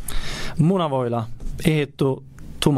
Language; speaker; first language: Finnish; non-native, learner; Swedish